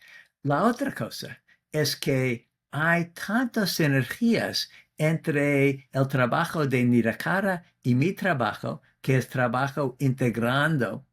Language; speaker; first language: Spanish; non-native, fluent; English